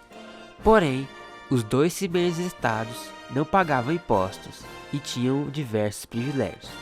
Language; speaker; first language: Portuguese; native; Portuguese